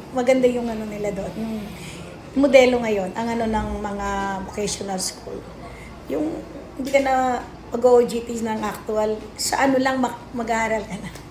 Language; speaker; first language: Filipino; non-native, local second language; Pampanga